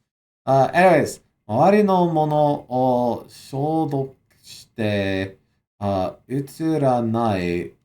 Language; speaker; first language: Japanese; non-native, learner; English